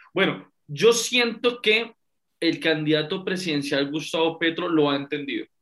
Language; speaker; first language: Spanish; native; Spanish